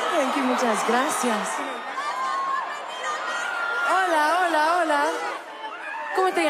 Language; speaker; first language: Spanish; non-native, learner; English